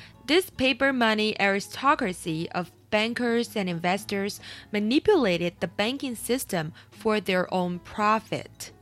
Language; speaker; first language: English; non-native, fluent; Chinese